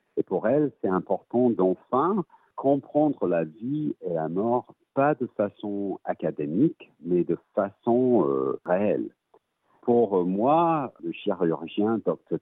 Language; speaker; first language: French; early bilingual, heritage; English